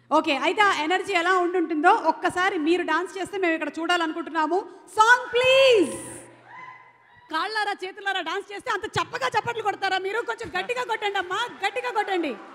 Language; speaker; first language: Telugu; native; Telugu